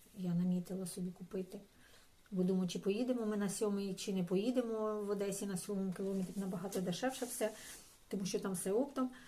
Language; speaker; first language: Ukrainian; non-native, local second language; Russian